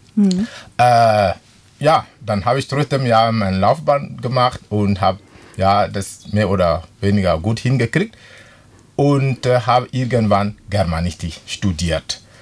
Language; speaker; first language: German; non-native, fluent; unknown